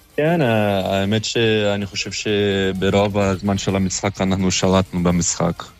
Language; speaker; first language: Hebrew; non-native, fluent; Portuguese